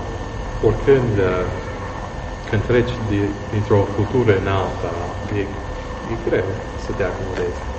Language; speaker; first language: Romanian; non-native, fluent; English